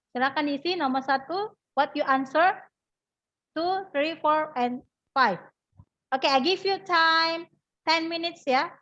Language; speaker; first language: English; non-native, learner; Indonesian